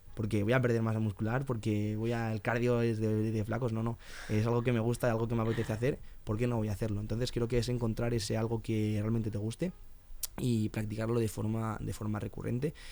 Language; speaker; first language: Spanish; native; Spanish